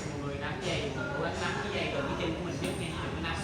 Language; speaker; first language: Vietnamese; native; Vietnamese